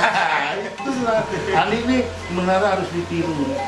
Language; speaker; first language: Indonesian; non-native, local second language; Balinese